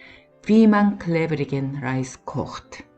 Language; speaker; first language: German; non-native, learner; Korean